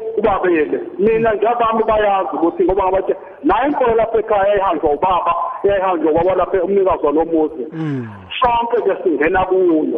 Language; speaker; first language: Zulu; native; Zulu